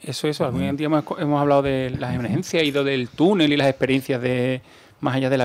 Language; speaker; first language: Spanish; native; Spanish